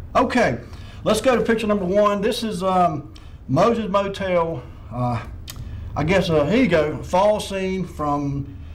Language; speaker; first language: English; native; English